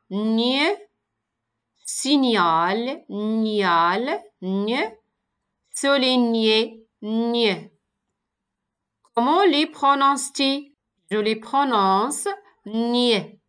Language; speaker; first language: French; non-native, local second language; Arabic